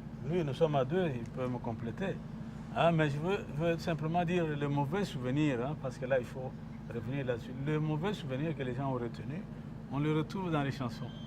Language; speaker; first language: French; non-native, local second language; Luba-Lulua